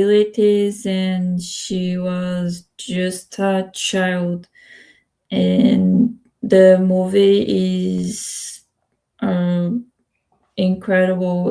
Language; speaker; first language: English; non-native, learner; Spanish